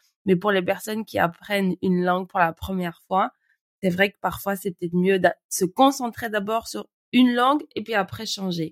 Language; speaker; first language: French; native; French